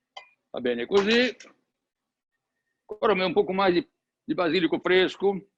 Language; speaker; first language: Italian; non-native, learner; Portuguese